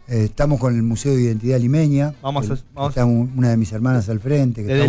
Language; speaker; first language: Spanish; native; Spanish